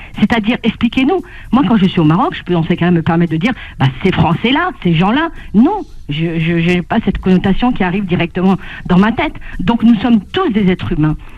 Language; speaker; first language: French; native; French